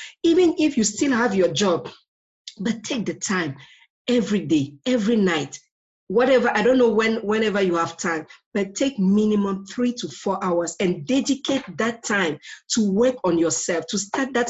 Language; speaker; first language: English; non-native, local second language; French